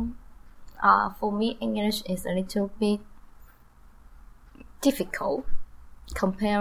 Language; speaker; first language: English; non-native, learner; Chinese